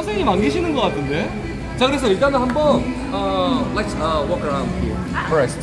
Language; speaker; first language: Korean; native; Korean